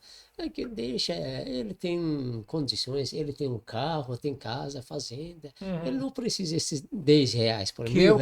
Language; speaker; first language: Portuguese; non-native, learner; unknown